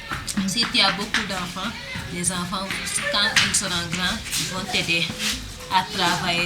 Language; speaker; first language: French; non-native, learner; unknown